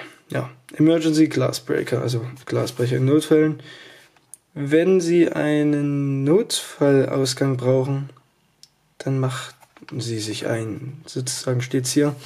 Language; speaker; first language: German; native; German